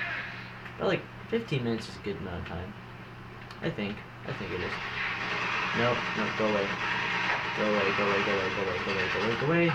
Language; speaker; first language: English; native; English